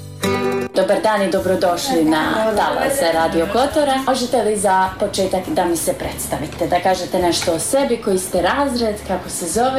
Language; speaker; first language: Croatian; native; Croatian